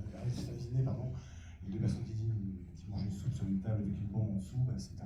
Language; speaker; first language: French; native; French